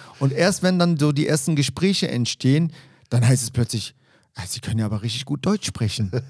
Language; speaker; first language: German; native; German